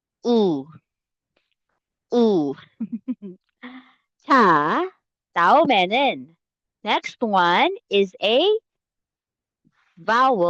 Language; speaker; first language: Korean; non-native, learner; Filipino